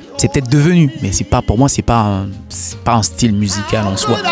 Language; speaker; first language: French; non-native, local second language; Haitian Creole